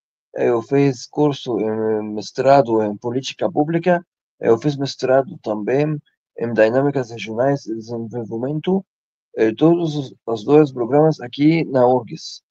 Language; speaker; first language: Portuguese; non-native, learner; Arabic